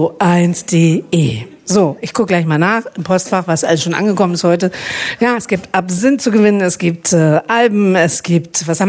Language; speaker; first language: German; native; German